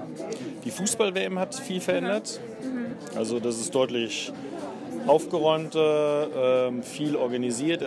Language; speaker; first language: German; native; German